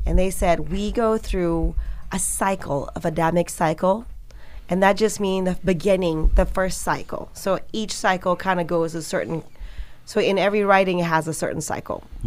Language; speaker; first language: English; non-native, local second language; Malay